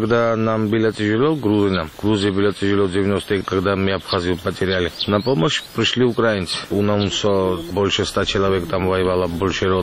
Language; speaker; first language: Ukrainian; non-native, learner; Georgian